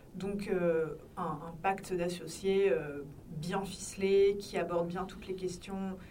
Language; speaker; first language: French; native; French